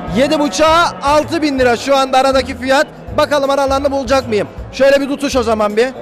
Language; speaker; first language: Turkish; native; Turkish